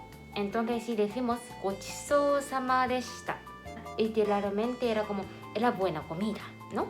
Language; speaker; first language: Spanish; non-native, fluent; Japanese